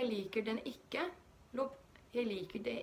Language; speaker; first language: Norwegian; non-native, learner; Polish